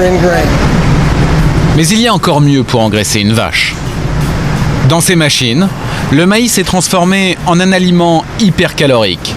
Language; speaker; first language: French; native; French